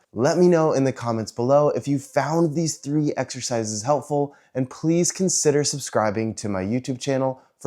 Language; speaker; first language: English; native; English